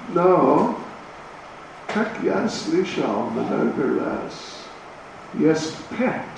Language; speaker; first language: Russian; non-native, learner; English